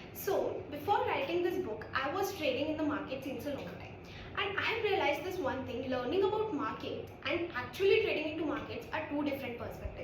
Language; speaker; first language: English; non-native, local second language; Hindi